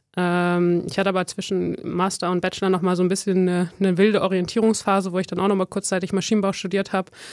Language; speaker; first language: German; native; German